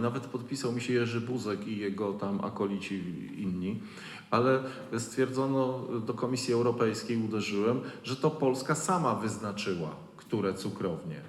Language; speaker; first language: Polish; native; Polish